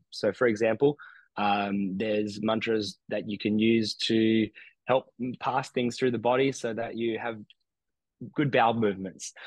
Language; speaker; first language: English; native; English